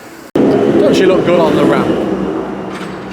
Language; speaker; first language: English; native; English